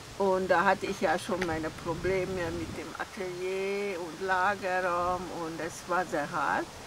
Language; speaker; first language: German; non-native, fluent; Hungarian